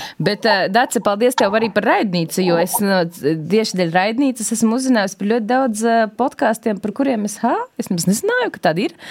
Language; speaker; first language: Latvian; native; Latvian